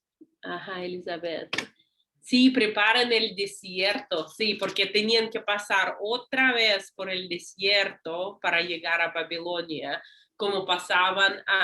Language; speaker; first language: Spanish; non-native, learner; English